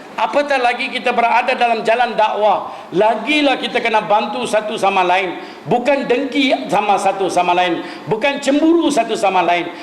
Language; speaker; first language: Malay; non-native, local second language; Min Nan Chinese